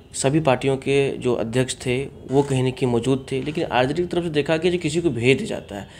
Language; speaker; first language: Hindi; native; Hindi